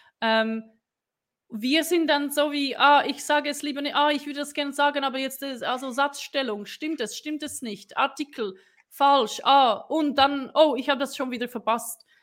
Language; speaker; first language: German; non-native, fluent; Czech